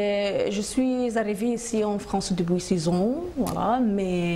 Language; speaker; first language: French; non-native, learner; Arabic